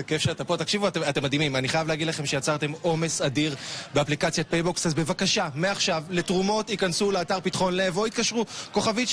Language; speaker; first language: Hebrew; native; Hebrew